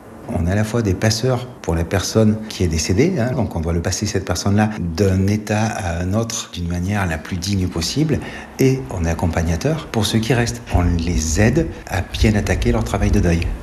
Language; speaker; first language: French; native; French